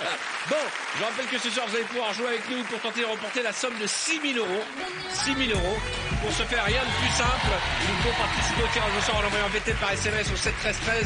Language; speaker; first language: French; native; French